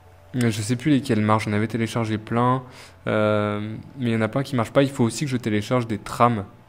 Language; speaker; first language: French; native; French